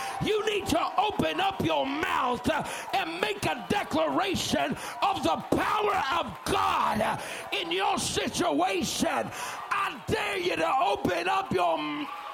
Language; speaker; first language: English; native; English